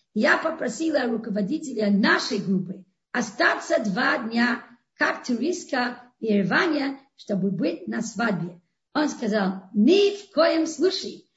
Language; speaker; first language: Russian; non-native, fluent; English